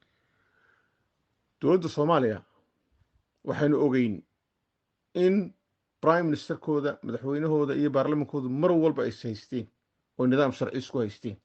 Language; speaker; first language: Somali; native; Somali